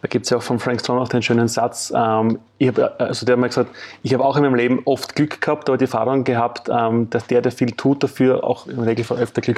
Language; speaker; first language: German; native; German